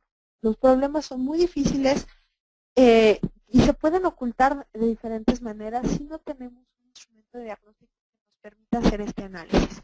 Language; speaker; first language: Spanish; native; Spanish